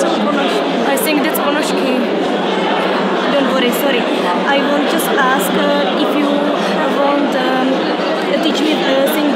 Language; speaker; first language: English; non-native, learner; Czech